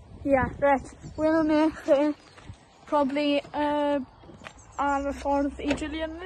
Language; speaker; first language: Welsh; native; Welsh